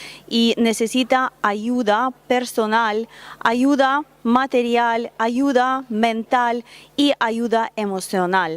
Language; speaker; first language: Spanish; non-native, learner; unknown